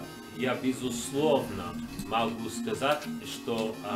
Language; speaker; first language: Russian; non-native, learner; English